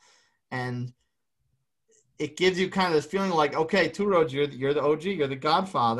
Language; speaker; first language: English; native; English